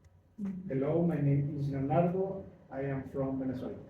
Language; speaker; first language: English; non-native, learner; Spanish